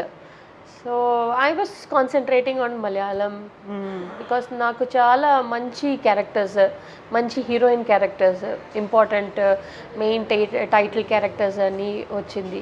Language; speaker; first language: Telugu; non-native, learner; Tamil